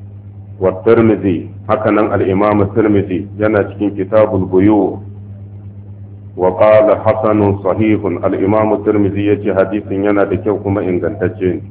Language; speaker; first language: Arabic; non-native, fluent; Hausa